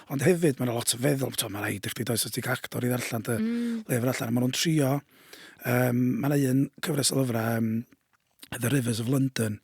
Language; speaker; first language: Welsh; native; Welsh